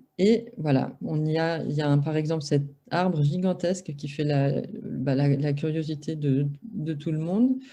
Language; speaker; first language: French; native; French